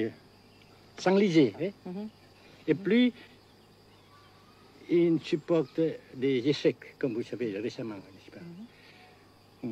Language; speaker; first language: French; non-native, fluent; Vietnamese